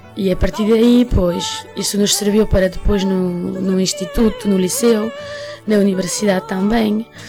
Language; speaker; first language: Portuguese; early bilingual, heritage; Portuguese